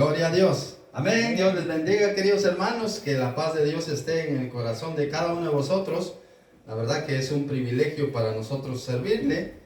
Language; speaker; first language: Spanish; native; Spanish